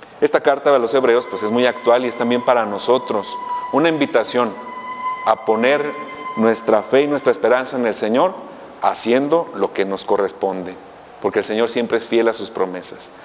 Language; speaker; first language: Spanish; native; Spanish